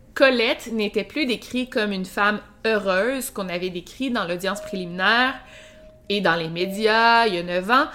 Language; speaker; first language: French; native; French